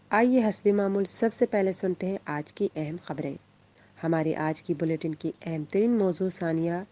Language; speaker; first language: Urdu; non-native, local second language; Baluchi